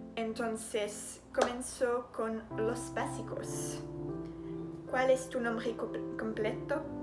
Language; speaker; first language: Spanish; non-native, learner; French